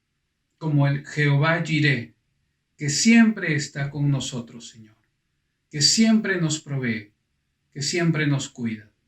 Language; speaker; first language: Spanish; native; Spanish